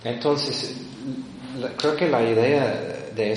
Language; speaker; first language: Spanish; non-native, fluent; English